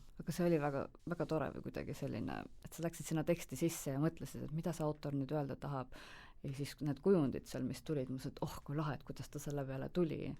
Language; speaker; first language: Estonian; native; Estonian